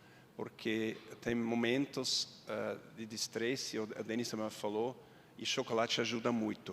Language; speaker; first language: Portuguese; non-native, fluent; Swiss German